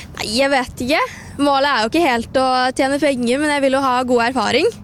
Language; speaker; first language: Norwegian; native; Norwegian